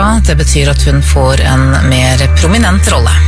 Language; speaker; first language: Norwegian; native; Norwegian